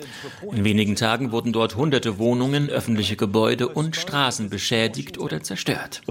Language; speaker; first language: German; native; German